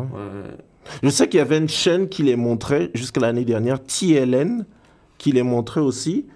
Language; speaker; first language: French; native; French